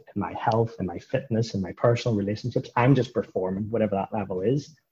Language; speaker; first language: English; native; English